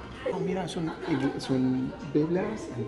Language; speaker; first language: Spanish; non-native, learner; Arabic